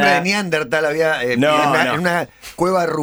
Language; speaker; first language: Spanish; native; Spanish